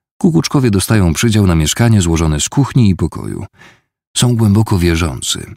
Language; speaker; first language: Polish; native; Polish